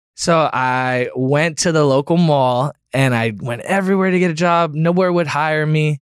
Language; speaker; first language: English; native; English